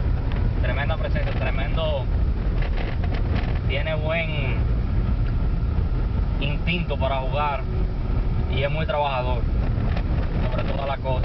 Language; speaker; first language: Spanish; native; Spanish